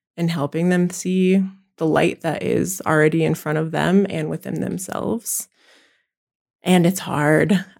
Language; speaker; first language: English; native; English